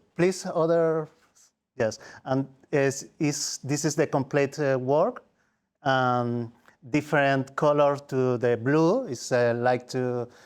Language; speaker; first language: English; non-native, learner; Spanish